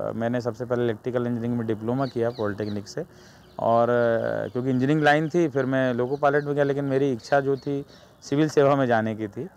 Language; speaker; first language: Hindi; native; Hindi